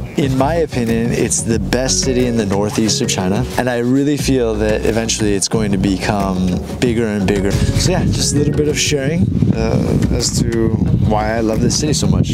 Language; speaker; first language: English; native; English